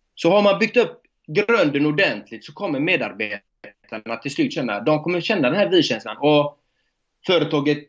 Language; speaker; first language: Swedish; native; Swedish